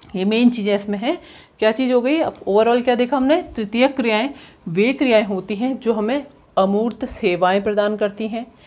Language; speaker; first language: Hindi; native; Hindi